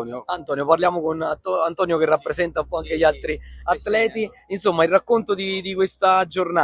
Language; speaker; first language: Italian; native; Italian